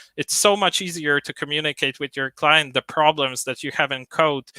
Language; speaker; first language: English; non-native, fluent; Polish